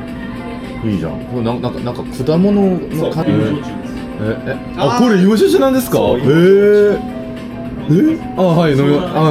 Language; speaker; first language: Japanese; non-native, fluent; Korean